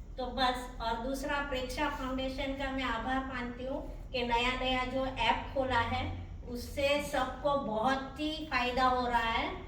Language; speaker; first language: Hindi; non-native, local second language; Gujarati